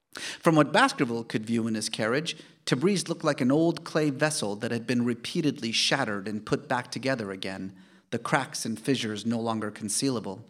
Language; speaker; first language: English; early bilingual, other home language; Persian